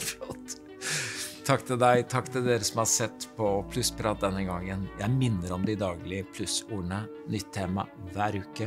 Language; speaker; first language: Norwegian; native; Norwegian